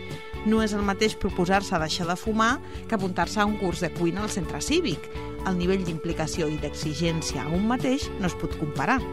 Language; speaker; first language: Catalan; native; Catalan